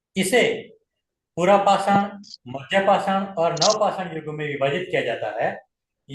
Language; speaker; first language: Hindi; non-native, local second language; Gujarati